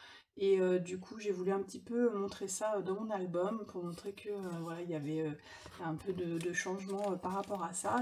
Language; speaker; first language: French; native; French